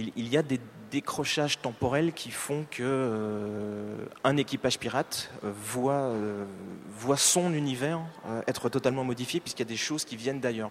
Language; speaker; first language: French; native; French